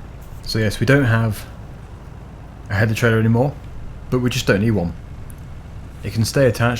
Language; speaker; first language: English; native; English